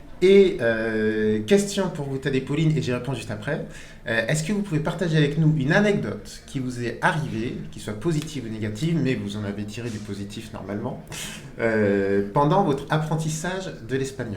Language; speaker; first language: French; native; French